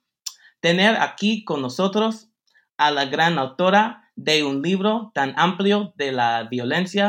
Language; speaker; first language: Spanish; non-native, fluent; English